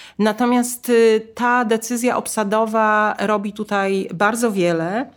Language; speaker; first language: Polish; native; Polish